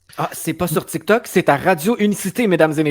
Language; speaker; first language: French; native; French